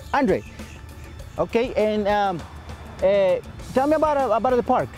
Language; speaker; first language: English; non-native, fluent; Spanish